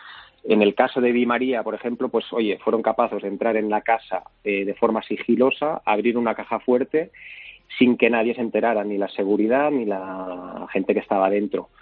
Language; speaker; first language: Spanish; native; Spanish